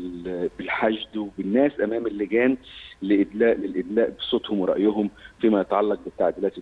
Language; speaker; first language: Arabic; native; Arabic